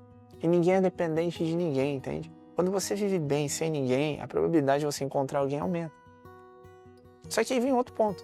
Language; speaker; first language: Portuguese; native; Portuguese